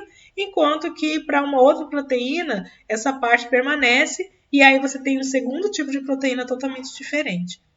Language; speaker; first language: Portuguese; native; Portuguese